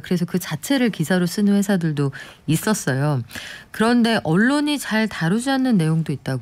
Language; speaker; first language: Korean; native; Korean